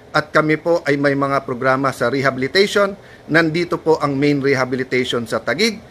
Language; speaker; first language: Filipino; native; Filipino